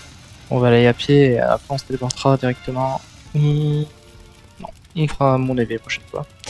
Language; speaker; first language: French; native; French